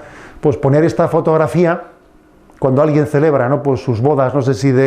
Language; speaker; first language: Spanish; native; Spanish